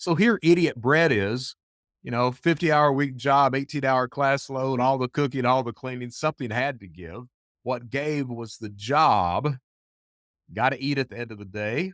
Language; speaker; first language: English; native; English